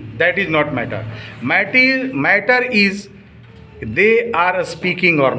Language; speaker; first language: English; non-native, fluent; Hindi